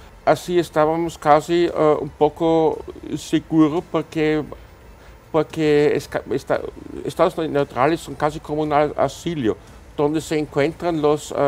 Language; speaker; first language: Spanish; non-native, fluent; German